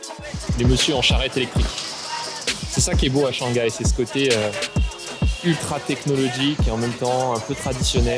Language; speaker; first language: French; native; French